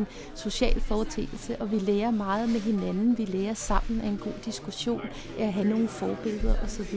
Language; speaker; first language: Danish; native; Danish